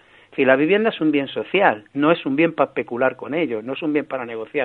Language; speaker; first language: Spanish; native; Spanish